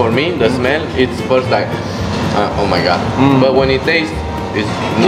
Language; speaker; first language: English; non-native, learner; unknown